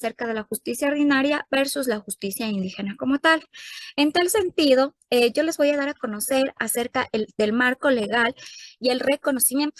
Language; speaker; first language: Spanish; native; Spanish